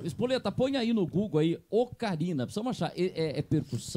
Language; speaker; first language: Portuguese; native; Portuguese